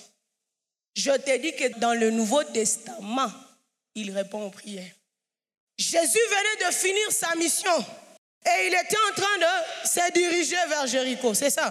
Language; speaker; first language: French; non-native, local second language; Swahili